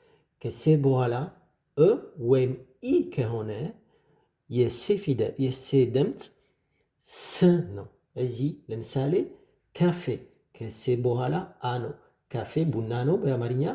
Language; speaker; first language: Amharic; non-native, fluent; French